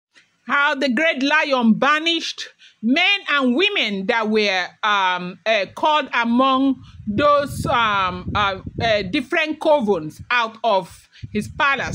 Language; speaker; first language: English; non-native, local second language; Yoruba